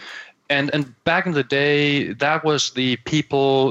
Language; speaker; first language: English; non-native, fluent; Danish